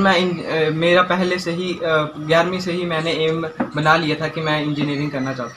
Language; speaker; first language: Hindi; native; Hindi